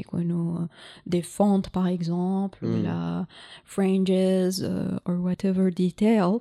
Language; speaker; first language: French; non-native, local second language; Arabic